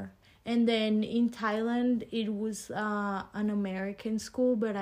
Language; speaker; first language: English; early bilingual, other home language; Spanish